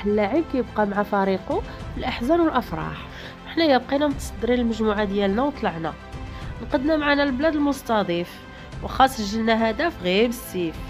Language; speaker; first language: Arabic; native; Arabic